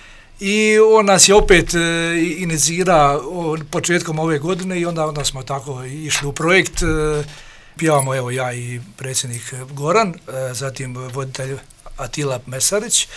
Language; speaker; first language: Serbian; native; Serbian